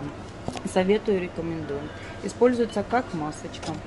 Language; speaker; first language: Russian; native; Russian